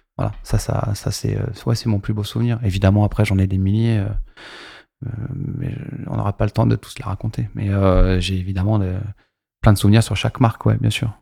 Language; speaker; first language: French; native; French